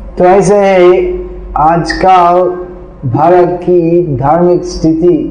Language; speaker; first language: Hindi; non-native, fluent; English